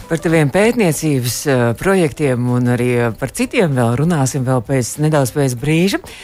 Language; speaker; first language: Latvian; native; Latvian